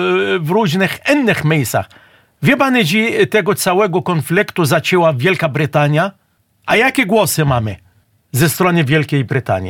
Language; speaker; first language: Polish; non-native, fluent; Arabic